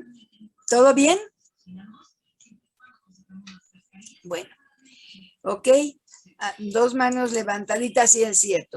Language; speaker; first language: Spanish; native; Spanish